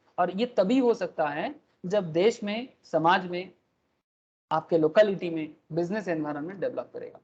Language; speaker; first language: Hindi; non-native, local second language; Bangla